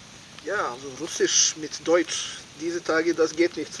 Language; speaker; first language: German; non-native, fluent; Serbian